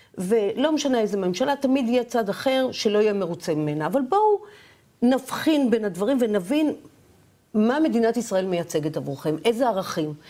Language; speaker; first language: Hebrew; native; Hebrew